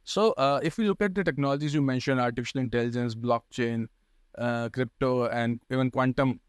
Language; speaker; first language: English; non-native, local second language; Hindi